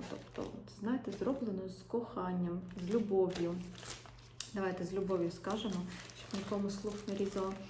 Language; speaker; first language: Ukrainian; non-native, local second language; Russian